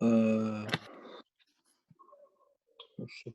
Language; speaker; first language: French; non-native, learner; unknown